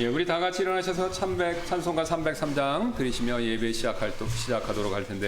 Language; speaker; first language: Korean; native; Korean